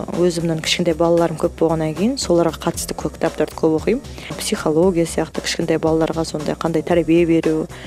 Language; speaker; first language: Kazakh; non-native, local second language; Russian